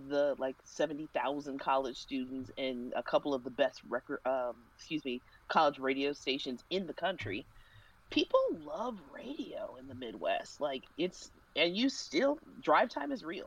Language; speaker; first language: English; native; English